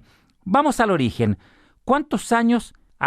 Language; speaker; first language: Spanish; native; Spanish